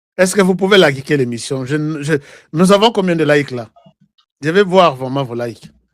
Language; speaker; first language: French; non-native, local second language; Lingala